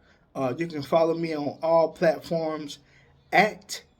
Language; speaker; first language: English; native; English